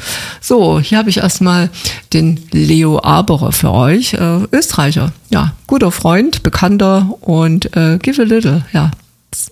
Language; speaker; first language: German; native; German